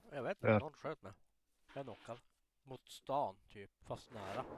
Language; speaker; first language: Swedish; native; Swedish